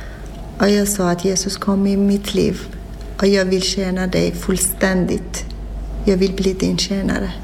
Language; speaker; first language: Swedish; non-native, learner; Persian